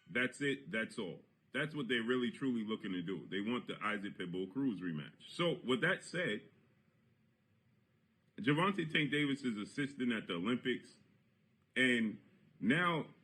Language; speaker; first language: English; native; English